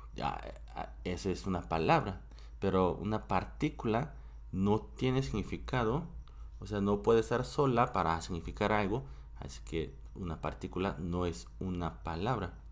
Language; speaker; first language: Spanish; non-native, fluent; Korean